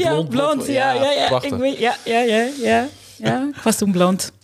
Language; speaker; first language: Dutch; non-native, fluent; Portuguese